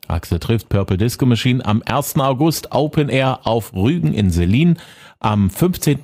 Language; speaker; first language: German; native; German